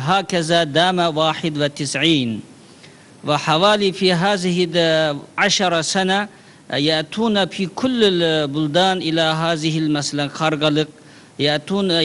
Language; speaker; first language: Arabic; non-native, learner; Uyghur